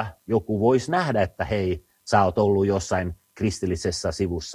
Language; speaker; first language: Finnish; non-native, fluent; Swedish